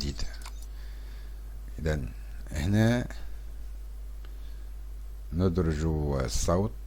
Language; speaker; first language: Arabic; native; Arabic